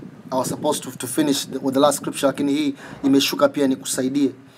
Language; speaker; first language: English; non-native, local second language; Swahili